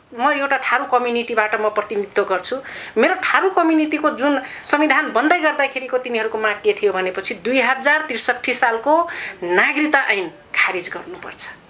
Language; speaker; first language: Nepali; non-native, local second language; Rana Tharu